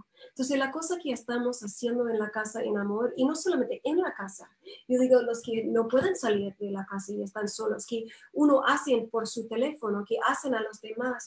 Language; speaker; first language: Spanish; non-native, fluent; English